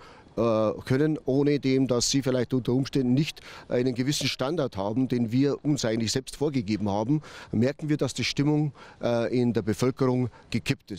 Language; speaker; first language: German; native; German